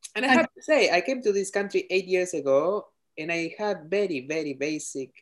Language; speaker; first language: English; non-native, fluent; Spanish